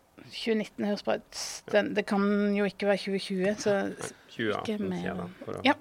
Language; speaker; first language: Norwegian; native; Norwegian